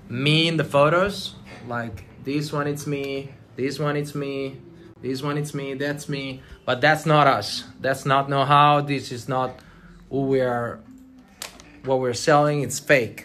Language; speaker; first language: English; non-native, fluent; Italian